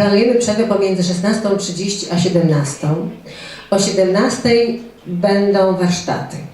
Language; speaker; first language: Polish; native; Polish